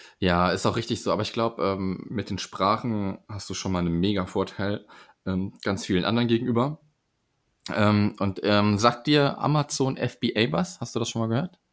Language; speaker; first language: German; native; German